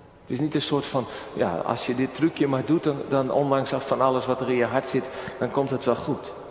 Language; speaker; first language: Dutch; native; Dutch